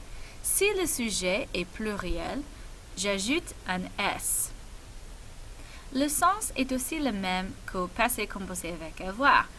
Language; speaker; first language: French; non-native, fluent; English